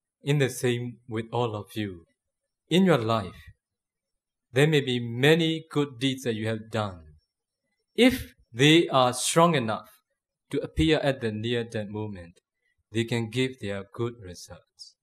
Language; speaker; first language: English; non-native, fluent; Burmese